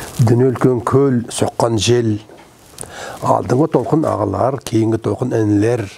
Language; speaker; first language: Kazakh; native; Kazakh